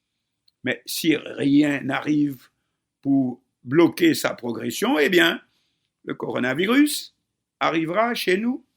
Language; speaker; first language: French; non-native, local second language; Haitian Creole